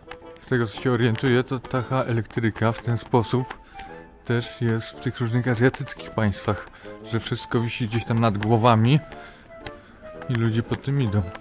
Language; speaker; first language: Polish; native; Polish